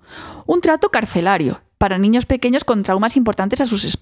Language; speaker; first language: Spanish; native; Spanish